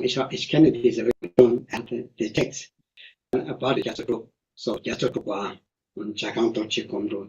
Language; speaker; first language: German; non-native, fluent; Tibetan